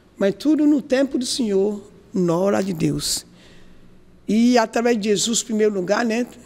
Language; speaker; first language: Portuguese; non-native, learner; Yoruba